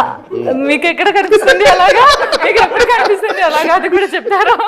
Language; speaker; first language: Telugu; non-native, learner; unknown